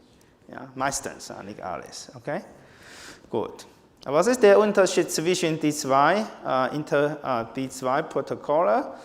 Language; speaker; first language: German; non-native, fluent; Chinese